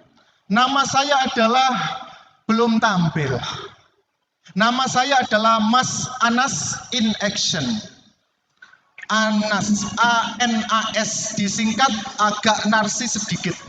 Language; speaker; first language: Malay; non-native, local second language; Javanese